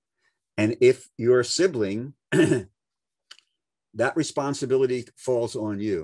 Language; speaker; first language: English; native; English